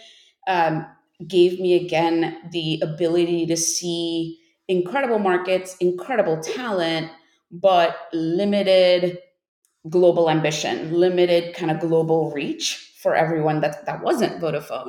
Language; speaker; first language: English; native; English